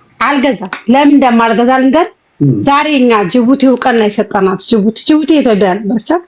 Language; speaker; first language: Amharic; native; Amharic